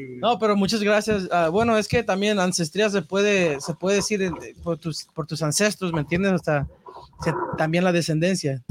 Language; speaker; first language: Spanish; early bilingual, heritage; Spanish